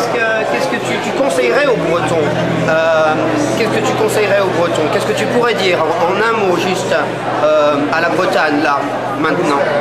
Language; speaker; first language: French; native; French